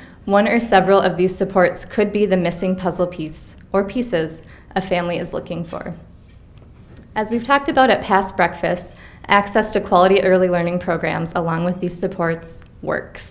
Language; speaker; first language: English; native; English